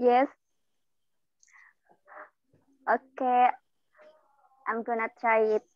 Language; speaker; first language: English; non-native, learner; Indonesian